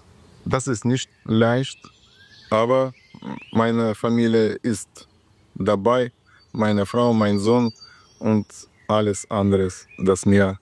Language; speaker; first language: German; non-native, learner; Ukrainian